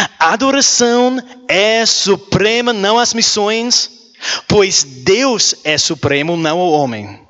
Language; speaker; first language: Portuguese; non-native, learner; English